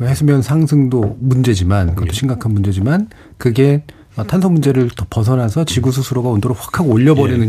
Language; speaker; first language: Korean; native; Korean